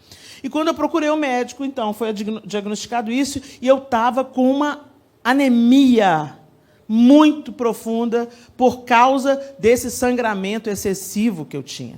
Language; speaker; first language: Portuguese; native; Portuguese